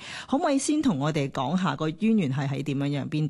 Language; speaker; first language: Chinese; non-native, local second language; Cantonese